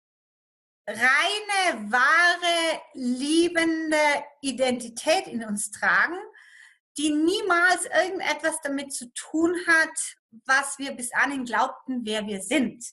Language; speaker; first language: German; native; German